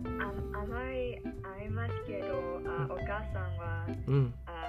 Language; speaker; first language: Japanese; non-native, learner; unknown